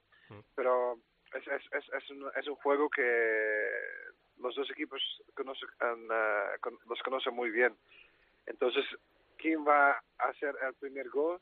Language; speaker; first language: Spanish; non-native, fluent; Dutch